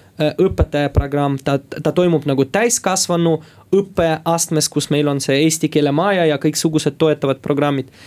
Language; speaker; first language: Estonian; non-native, local second language; Russian